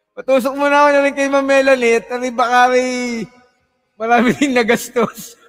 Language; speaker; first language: Filipino; native; Filipino